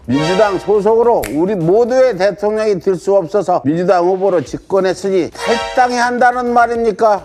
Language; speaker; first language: Korean; native; Korean